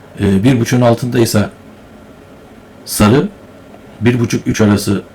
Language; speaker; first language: Turkish; native; Turkish